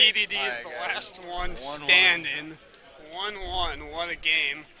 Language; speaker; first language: English; native; English